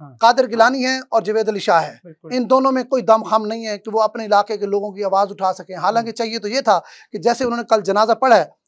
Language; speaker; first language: Urdu; non-native, local second language; Saraiki